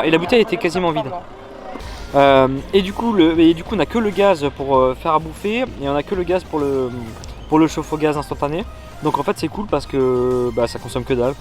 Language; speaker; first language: French; native; French